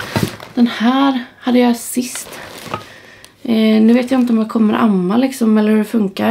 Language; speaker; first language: Swedish; native; Swedish